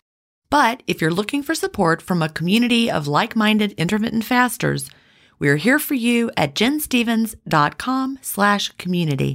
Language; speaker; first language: English; native; English